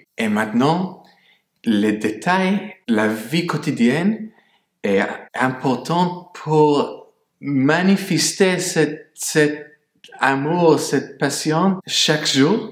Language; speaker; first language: French; non-native, fluent; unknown